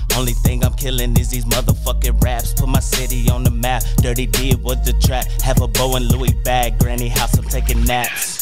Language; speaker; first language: English; native; English